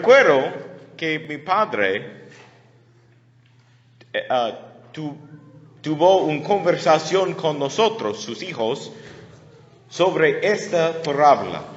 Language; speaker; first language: Spanish; non-native, learner; English